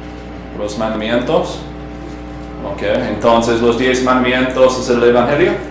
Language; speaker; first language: Spanish; non-native, fluent; English